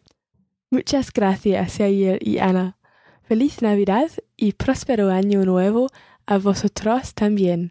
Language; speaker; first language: Spanish; non-native, learner; English